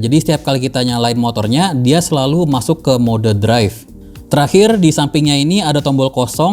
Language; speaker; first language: Indonesian; native; Indonesian